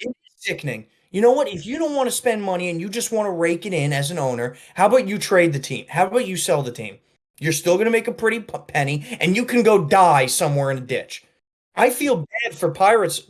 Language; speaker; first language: English; native; English